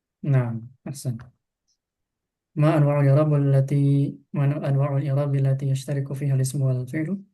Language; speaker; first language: Arabic; non-native, fluent; Indonesian